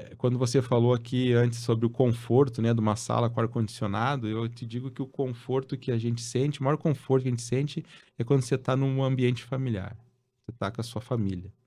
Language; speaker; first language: Portuguese; native; Portuguese